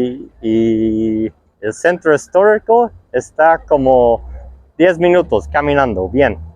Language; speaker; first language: Spanish; non-native, fluent; English